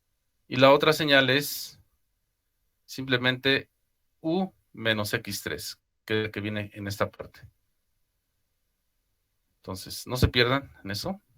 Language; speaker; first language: Spanish; native; Spanish